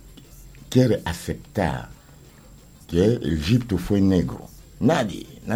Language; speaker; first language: Spanish; non-native, learner; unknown